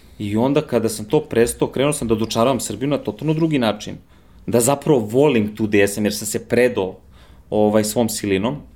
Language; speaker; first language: Serbian; early bilingual, heritage; Serbian